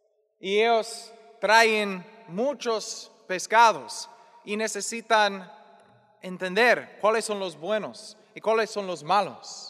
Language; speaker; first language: Spanish; non-native, fluent; English